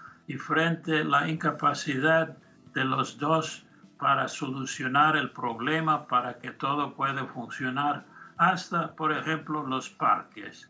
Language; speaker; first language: Spanish; non-native, fluent; English